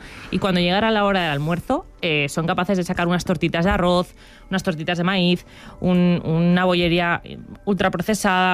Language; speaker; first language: Spanish; native; Spanish